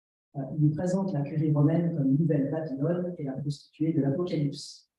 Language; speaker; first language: French; native; French